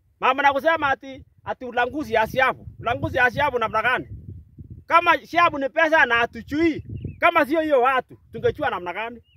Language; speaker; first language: Swahili; non-native, local second language; Kalenjin